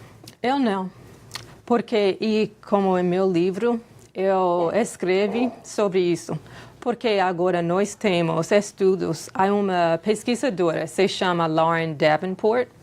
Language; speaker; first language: Portuguese; non-native, fluent; English